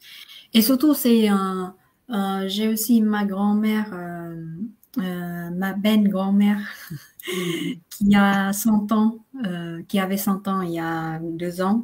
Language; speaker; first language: French; non-native, fluent; Vietnamese